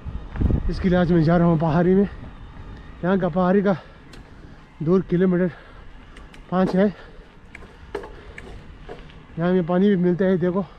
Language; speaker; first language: Hindi; non-native, learner; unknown